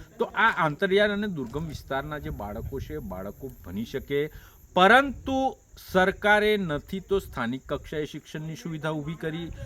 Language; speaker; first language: Gujarati; native; Gujarati